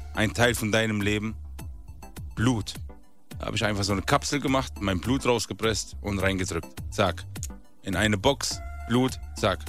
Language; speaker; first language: German; native; German